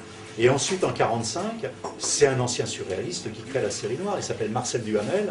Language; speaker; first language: French; native; French